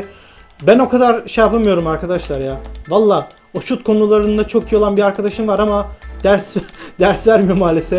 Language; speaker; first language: Turkish; native; Turkish